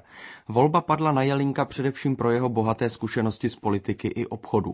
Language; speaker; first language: Czech; native; Czech